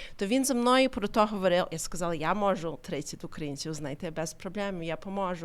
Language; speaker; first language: Ukrainian; early bilingual, heritage; Ukrainian